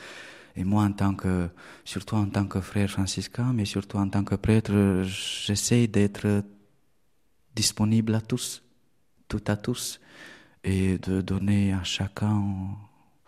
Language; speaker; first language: French; non-native, fluent; Romanian